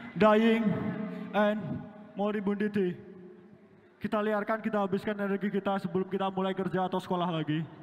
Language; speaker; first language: Indonesian; non-native, local second language; Javanese